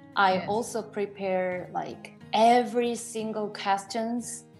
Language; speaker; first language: English; non-native, fluent; Korean